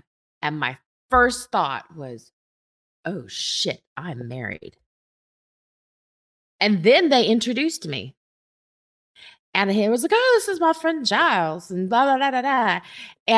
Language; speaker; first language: English; native; English